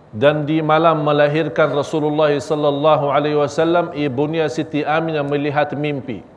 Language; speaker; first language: Malay; non-native, fluent; Arabic